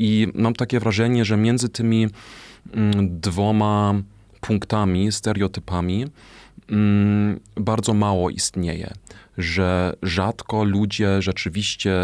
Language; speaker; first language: Polish; non-native, fluent; German